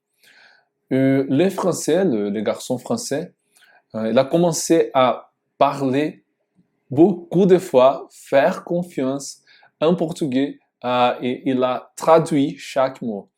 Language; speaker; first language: French; non-native, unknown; Portuguese